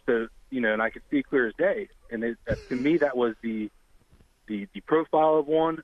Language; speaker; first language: English; native; English